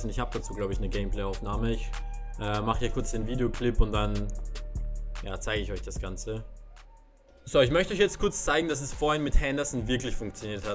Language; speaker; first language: German; native; German